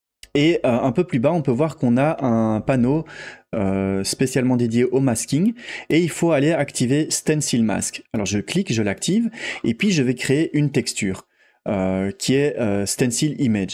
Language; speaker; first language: French; native; French